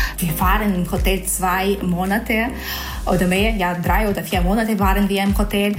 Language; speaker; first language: German; non-native, learner; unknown